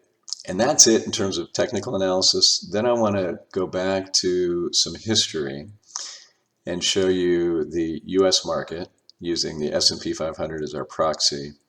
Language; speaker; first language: English; native; English